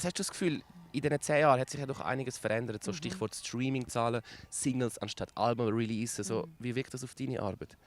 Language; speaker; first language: German; early bilingual, other home language; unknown